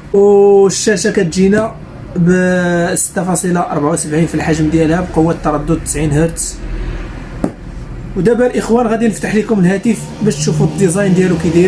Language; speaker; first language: Arabic; native; Arabic